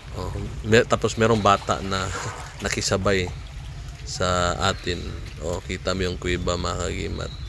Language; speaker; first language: Filipino; native; Filipino